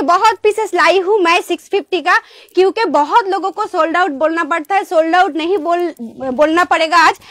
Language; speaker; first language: Hindi; non-native, local second language; Bangla